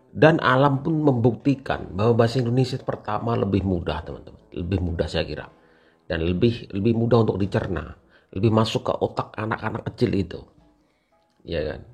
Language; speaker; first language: Indonesian; native; Indonesian